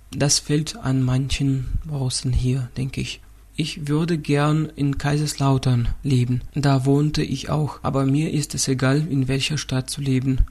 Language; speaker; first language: German; non-native, fluent; Russian